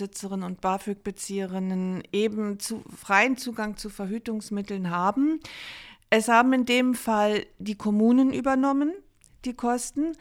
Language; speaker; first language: German; native; German